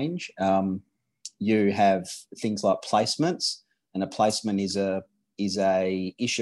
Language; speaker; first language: English; native; English